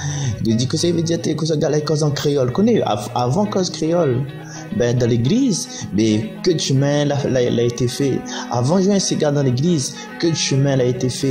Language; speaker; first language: French; non-native, learner; Réunion Creole French